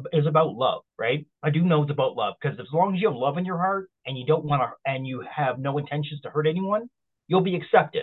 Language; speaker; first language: English; native; English